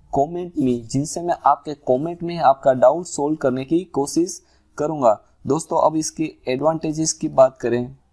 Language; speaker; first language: Hindi; non-native, local second language; Gujarati